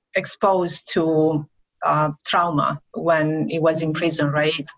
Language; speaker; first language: English; non-native, fluent; Italian